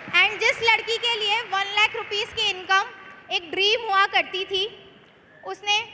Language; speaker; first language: Hindi; native; Hindi